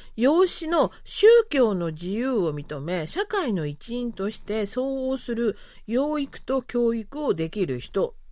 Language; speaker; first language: Japanese; native; Japanese